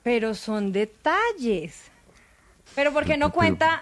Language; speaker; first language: Spanish; native; Spanish